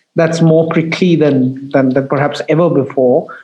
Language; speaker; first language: English; non-native, local second language; Bangla